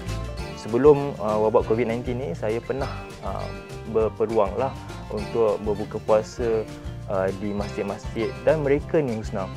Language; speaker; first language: Malay; native; Malay